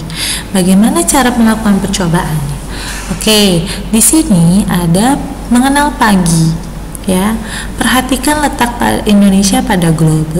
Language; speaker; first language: Indonesian; native; Indonesian